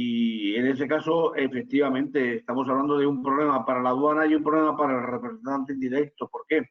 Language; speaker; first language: Spanish; native; Spanish